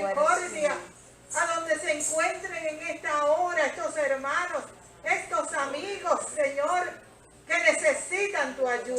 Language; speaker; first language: Spanish; native; Spanish